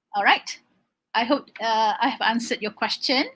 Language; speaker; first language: English; non-native, local second language; Malay